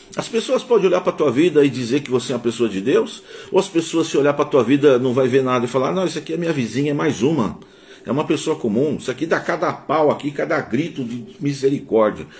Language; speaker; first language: Portuguese; native; Portuguese